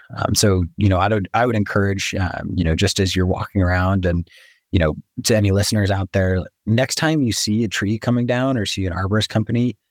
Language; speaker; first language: English; native; English